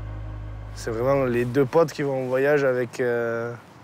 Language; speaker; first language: French; native; French